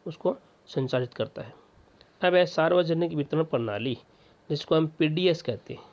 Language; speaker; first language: Hindi; native; Hindi